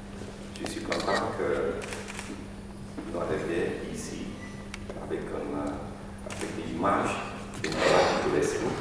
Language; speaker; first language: French; non-native, learner; Romanian